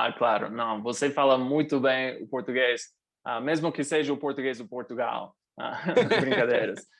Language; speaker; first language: Portuguese; non-native, fluent; Spanish